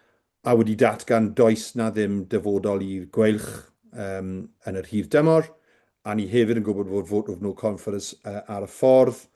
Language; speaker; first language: Welsh; native; Welsh